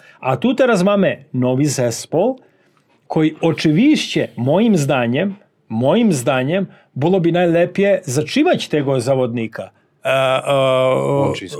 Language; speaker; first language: Polish; non-native, fluent; Serbian